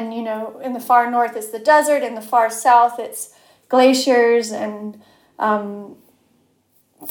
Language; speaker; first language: English; native; English